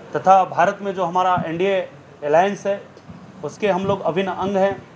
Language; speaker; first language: Hindi; native; Hindi